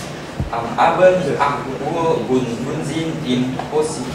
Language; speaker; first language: German; non-native, learner; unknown